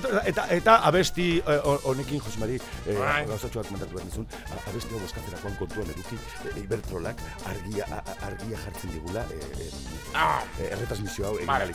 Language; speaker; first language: Basque; native; Basque